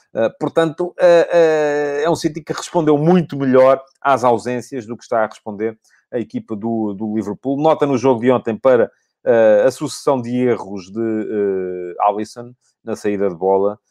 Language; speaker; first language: Portuguese; native; Portuguese